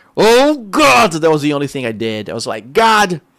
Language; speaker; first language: English; non-native, fluent; Portuguese